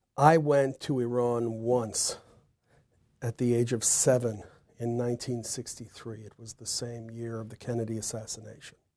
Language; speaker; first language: English; native; English